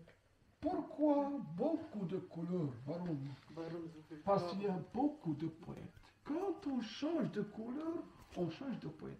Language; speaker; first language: French; non-native, local second language; Arabic